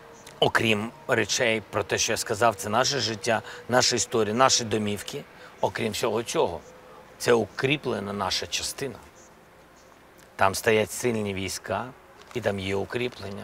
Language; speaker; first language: Ukrainian; non-native, local second language; Russian